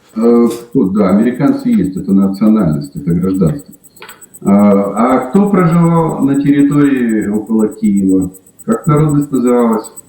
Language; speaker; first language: Russian; native; Russian